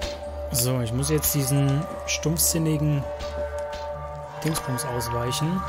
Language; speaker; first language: German; native; German